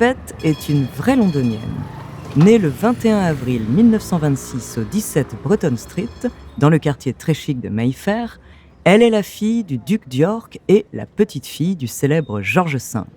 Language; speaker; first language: French; native; French